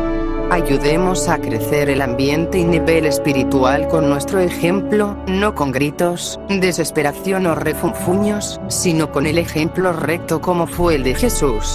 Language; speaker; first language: Spanish; native; Spanish